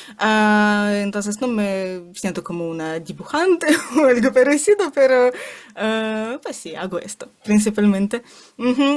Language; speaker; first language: Spanish; non-native, fluent; Ukrainian